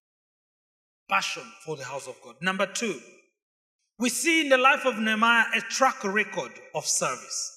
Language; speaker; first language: English; non-native, fluent; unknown